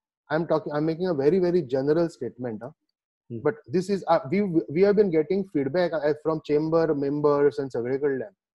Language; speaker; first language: English; non-native, local second language; Konkani